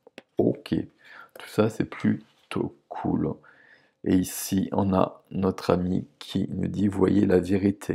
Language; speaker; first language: French; native; French